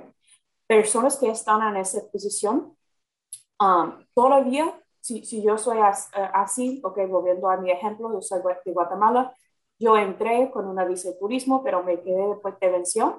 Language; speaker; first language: Spanish; non-native, fluent; English